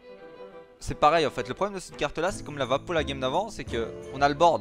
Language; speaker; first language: French; native; French